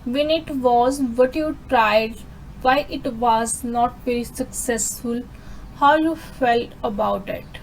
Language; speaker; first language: English; non-native, local second language; Punjabi